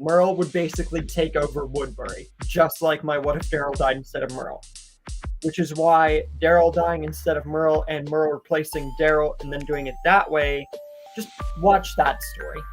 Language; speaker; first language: English; native; English